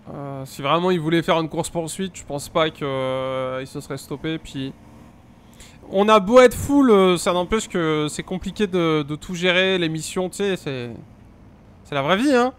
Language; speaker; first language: French; native; French